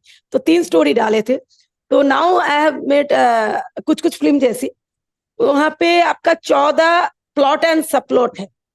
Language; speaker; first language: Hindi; non-native, local second language; Bangla